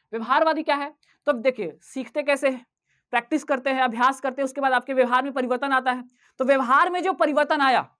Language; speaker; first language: Hindi; native; Hindi